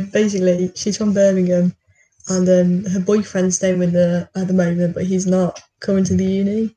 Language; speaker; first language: English; native; English